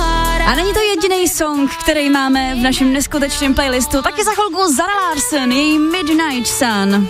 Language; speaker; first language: Czech; native; Czech